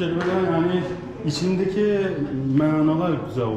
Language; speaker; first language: Turkish; non-native, learner; Persian